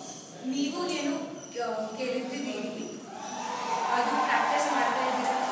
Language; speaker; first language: Kannada; non-native, learner; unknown